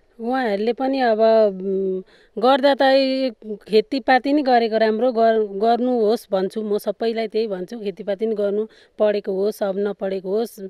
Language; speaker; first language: Nepali; native; Nepali